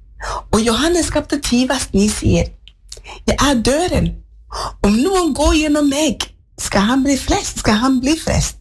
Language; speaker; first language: Norwegian; non-native, fluent; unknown